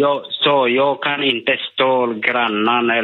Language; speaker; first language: Swedish; non-native, learner; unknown